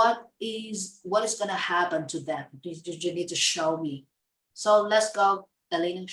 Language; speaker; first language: English; non-native, fluent; Vietnamese